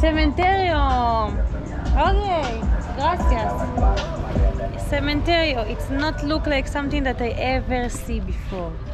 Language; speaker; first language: English; non-native, learner; Hebrew